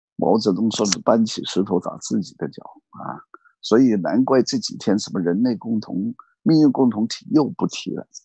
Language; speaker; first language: Chinese; native; Chinese